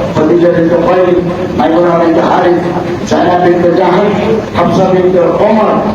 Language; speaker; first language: Arabic; non-native, fluent; Bangla